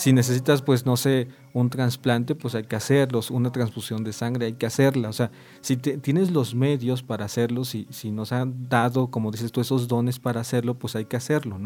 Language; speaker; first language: Spanish; native; Spanish